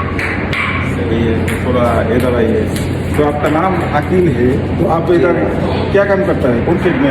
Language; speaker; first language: Hindi; non-native, learner; Bangla